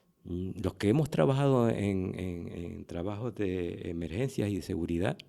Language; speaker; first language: Spanish; native; Spanish